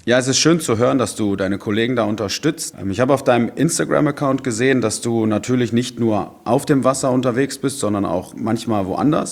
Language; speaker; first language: German; native; German